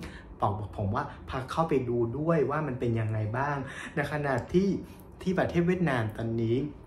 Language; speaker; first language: Thai; non-native, fluent; Vietnamese